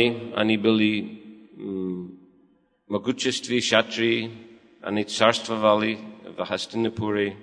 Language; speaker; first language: Russian; non-native, fluent; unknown